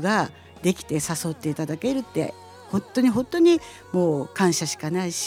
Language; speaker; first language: Japanese; native; Japanese